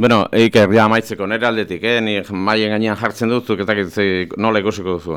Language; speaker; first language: Basque; native; Basque